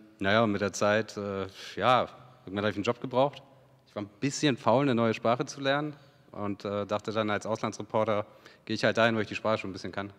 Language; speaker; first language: German; early bilingual, other home language; Serbian